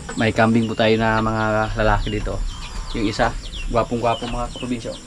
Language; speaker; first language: Filipino; native; Filipino